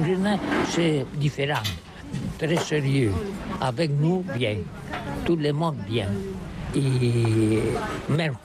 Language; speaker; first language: French; non-native, learner; Catalan